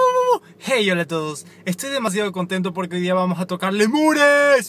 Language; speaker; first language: Spanish; native; Spanish